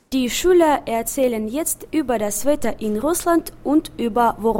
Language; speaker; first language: German; non-native, learner; Russian